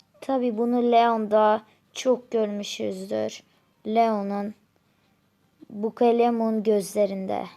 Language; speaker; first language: Turkish; native; Turkish